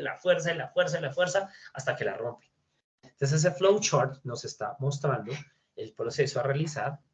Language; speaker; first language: Spanish; native; Spanish